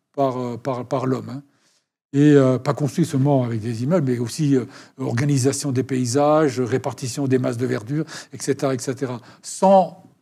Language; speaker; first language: French; native; French